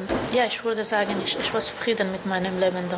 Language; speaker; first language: German; non-native, fluent; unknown